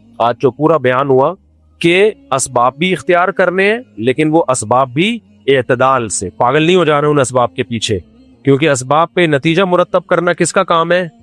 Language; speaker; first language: Urdu; native; Urdu